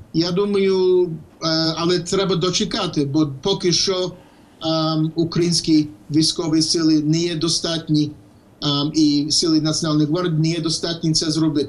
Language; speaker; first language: Ukrainian; early bilingual, heritage; Ukrainian